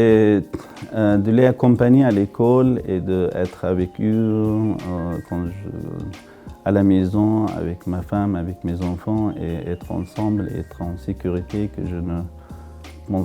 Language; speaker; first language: French; non-native, fluent; Pashto